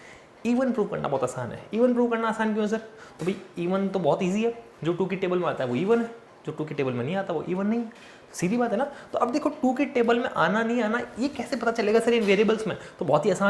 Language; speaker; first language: Hindi; native; Hindi